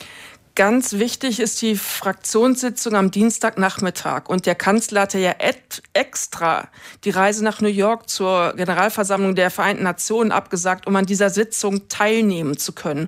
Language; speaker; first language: German; native; German